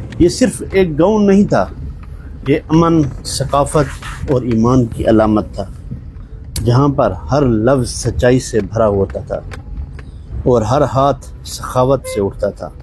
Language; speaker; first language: Urdu; non-native, local second language; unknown